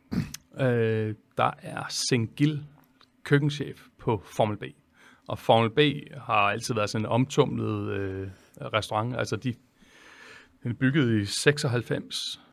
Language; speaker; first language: Danish; native; Danish